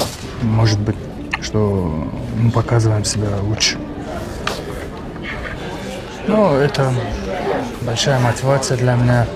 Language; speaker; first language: Russian; non-native, local second language; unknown